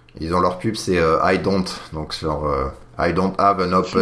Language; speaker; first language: French; native; French